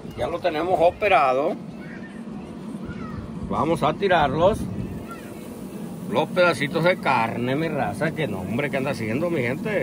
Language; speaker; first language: Spanish; native; Spanish